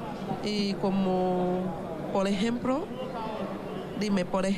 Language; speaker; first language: Spanish; non-native, learner; Haitian Creole